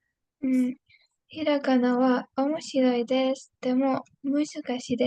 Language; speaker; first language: Japanese; non-native, learner; Indonesian